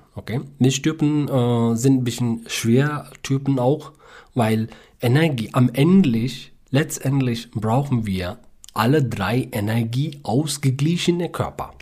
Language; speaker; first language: German; non-native, learner; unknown